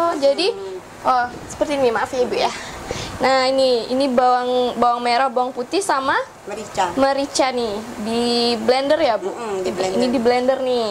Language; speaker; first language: Indonesian; native; Indonesian